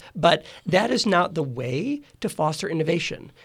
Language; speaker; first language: English; native; English